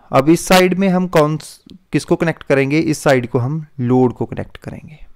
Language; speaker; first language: Hindi; non-native, local second language; Punjabi